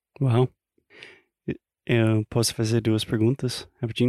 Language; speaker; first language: Portuguese; non-native, learner; English